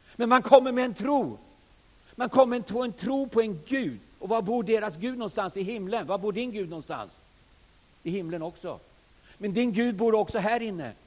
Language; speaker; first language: Swedish; native; Swedish